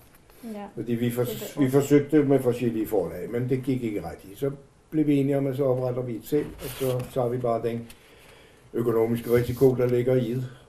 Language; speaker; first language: Danish; native; Danish